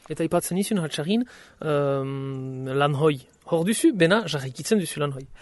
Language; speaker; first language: Basque; native; Basque